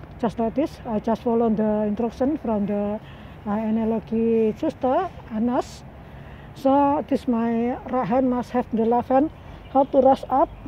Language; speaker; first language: English; non-native, learner; Indonesian